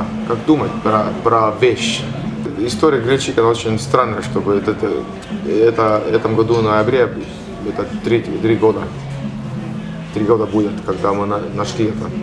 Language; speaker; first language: Russian; non-native, learner; Estonian